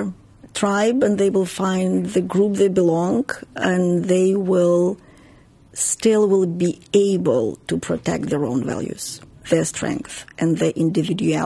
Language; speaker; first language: English; non-native, fluent; Ukrainian